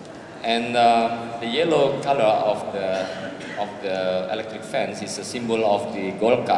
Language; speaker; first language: English; non-native, learner; Indonesian